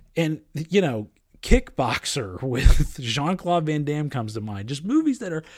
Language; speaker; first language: English; native; English